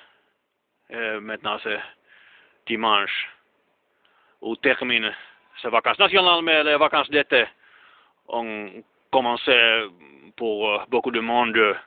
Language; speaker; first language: French; non-native, learner; Finnish